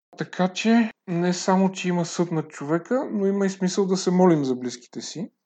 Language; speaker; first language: Bulgarian; native; Bulgarian